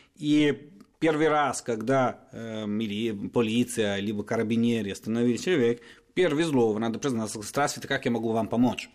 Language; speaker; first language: Russian; non-native, fluent; Italian